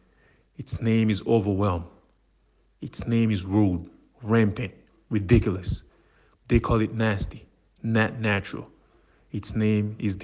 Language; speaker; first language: English; non-native, fluent; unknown